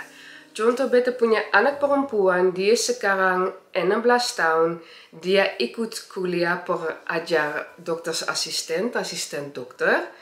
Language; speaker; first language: Indonesian; early bilingual, heritage; Indonesian